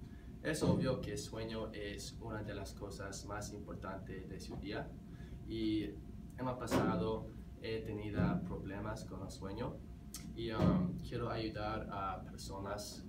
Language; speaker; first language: Spanish; non-native, learner; English